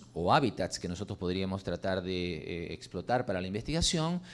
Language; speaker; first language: Spanish; native; Spanish